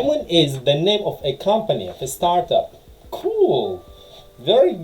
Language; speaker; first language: English; non-native, fluent; Tajik